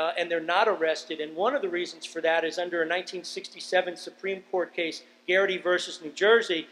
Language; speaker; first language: English; native; English